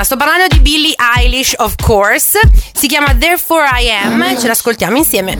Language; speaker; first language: Italian; native; Italian